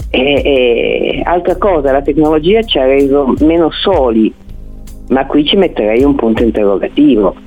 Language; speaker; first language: Italian; native; Italian